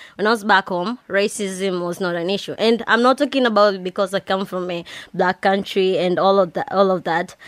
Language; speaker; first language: English; non-native, local second language; Swahili